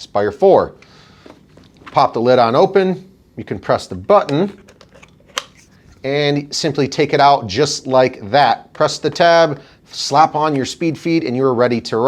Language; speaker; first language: English; native; English